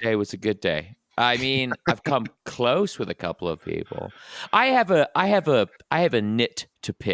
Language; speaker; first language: English; native; English